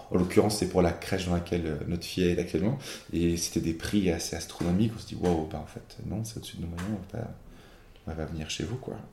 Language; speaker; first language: French; native; French